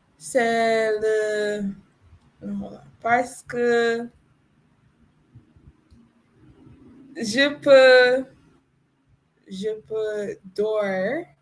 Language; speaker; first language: French; non-native, learner; English